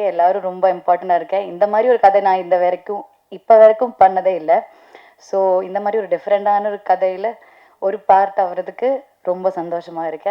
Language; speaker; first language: Tamil; non-native, learner; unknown